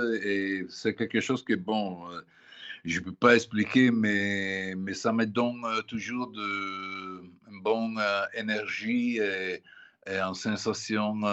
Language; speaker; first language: French; non-native, fluent; Italian